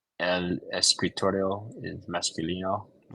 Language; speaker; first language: Spanish; non-native, learner; English